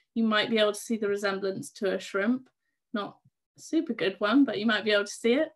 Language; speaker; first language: English; native; English